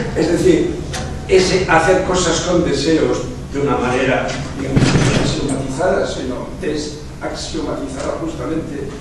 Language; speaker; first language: Spanish; non-native, local second language; Catalan